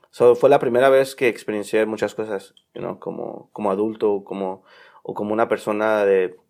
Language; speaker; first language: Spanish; early bilingual, heritage; Spanish